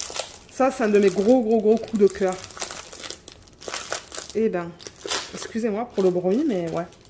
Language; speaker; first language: French; native; French